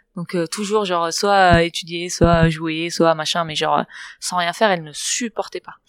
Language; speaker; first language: French; non-native, fluent; Catalan